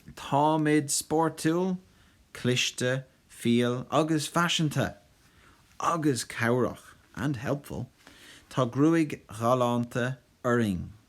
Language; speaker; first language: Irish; non-native, local second language; English